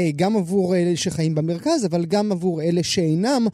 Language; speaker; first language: Hebrew; native; Hebrew